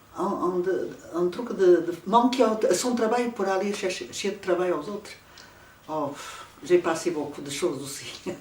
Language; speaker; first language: French; non-native, fluent; Portuguese